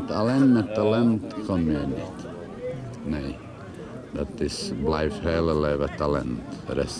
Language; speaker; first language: Dutch; non-native, learner; Croatian